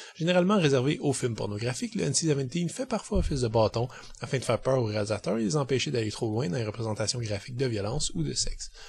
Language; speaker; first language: French; native; French